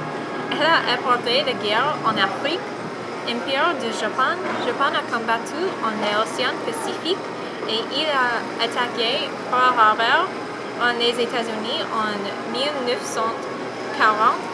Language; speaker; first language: French; non-native, learner; English